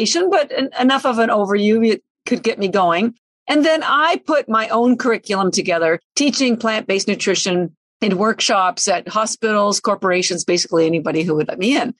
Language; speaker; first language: English; native; English